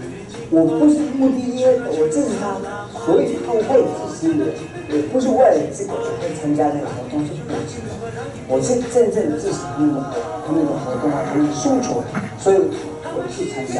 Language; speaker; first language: Chinese; non-native, fluent; Tibetan